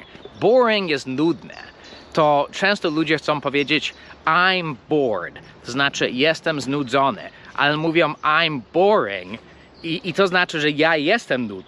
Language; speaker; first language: Polish; non-native, fluent; English